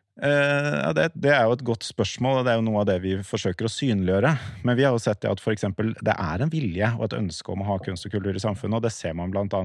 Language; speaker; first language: Norwegian; native; Norwegian